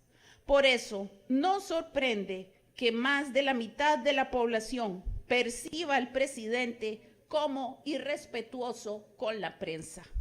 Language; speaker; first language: Spanish; native; Spanish